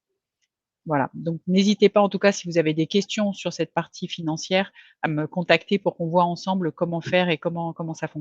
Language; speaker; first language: French; native; French